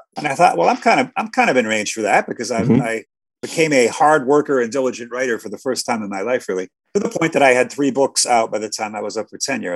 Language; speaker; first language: English; native; English